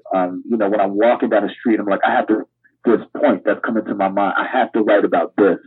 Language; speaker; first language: English; native; English